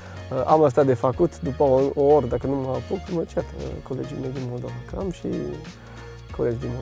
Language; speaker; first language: Romanian; non-native, fluent; French